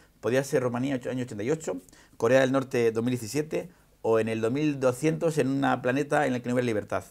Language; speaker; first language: Spanish; native; Spanish